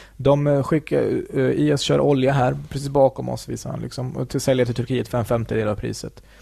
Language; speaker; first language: Swedish; early bilingual, other home language; Kurdish